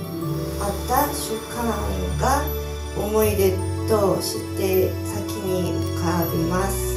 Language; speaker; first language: Japanese; non-native, learner; Korean